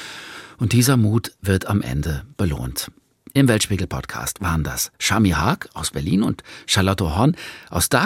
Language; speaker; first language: German; native; German